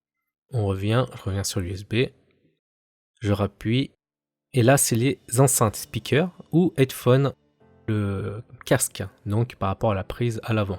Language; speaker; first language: French; native; French